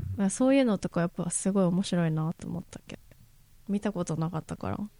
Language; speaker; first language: Japanese; native; Japanese